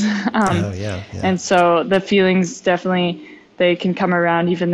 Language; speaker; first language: English; native; English